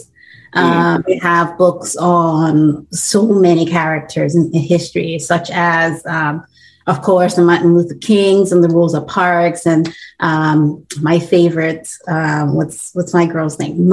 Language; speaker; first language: English; non-native, local second language; Bini